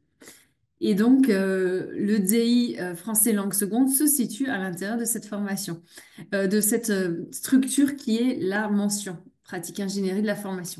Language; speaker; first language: French; native; French